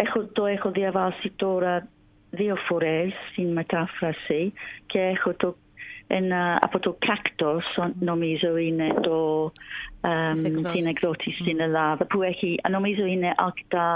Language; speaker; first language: Greek; non-native, learner; English